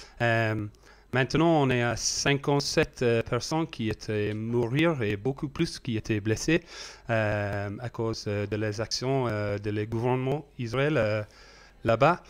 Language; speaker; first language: French; non-native, learner; English